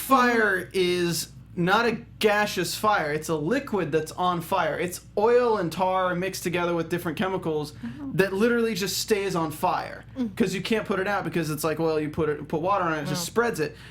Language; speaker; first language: English; native; English